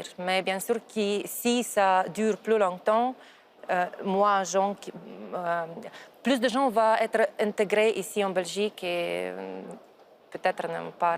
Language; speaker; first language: French; non-native, fluent; Ukrainian